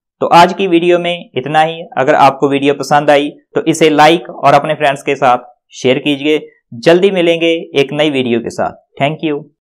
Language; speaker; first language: Hindi; non-native, local second language; Punjabi